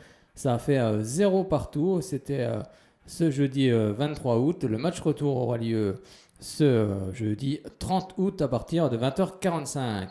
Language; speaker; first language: French; native; French